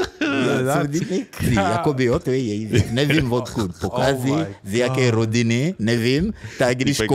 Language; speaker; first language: Czech; non-native, fluent; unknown